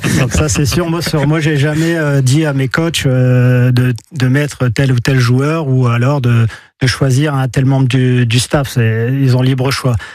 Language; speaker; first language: French; native; French